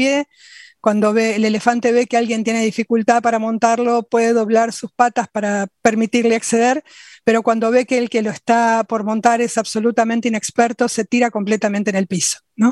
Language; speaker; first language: Spanish; native; Spanish